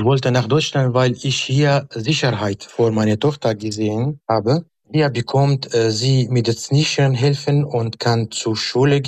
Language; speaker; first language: German; non-native, learner; Arabic